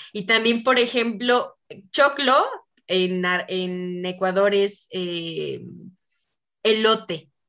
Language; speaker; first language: Spanish; native; Spanish